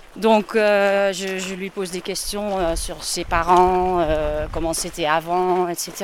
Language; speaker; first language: French; non-native, fluent; Dutch